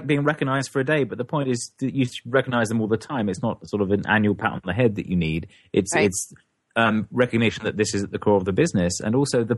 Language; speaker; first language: English; native; English